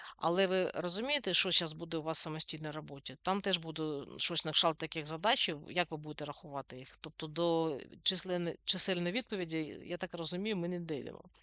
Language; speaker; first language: Ukrainian; non-native, local second language; Russian